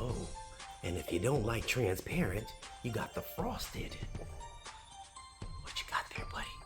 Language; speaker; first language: English; native; English